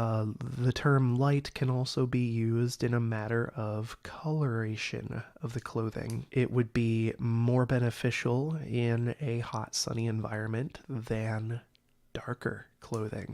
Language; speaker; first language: English; native; English